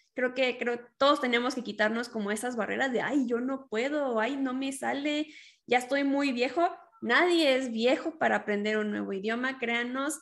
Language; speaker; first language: Spanish; native; Spanish